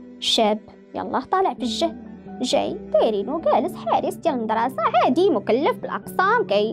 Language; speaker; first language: Arabic; native; Arabic